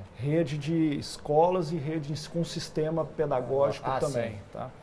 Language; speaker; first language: Portuguese; native; Portuguese